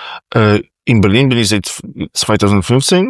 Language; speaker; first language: German; non-native, fluent; Polish